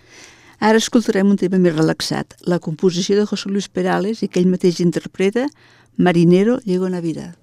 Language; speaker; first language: Catalan; native; Catalan